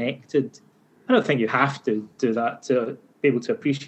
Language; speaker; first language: English; native; English